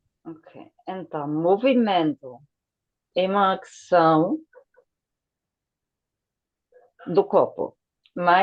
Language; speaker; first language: Portuguese; non-native, fluent; Spanish